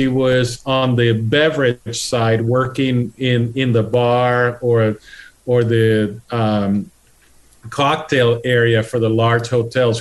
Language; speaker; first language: English; non-native, fluent; Spanish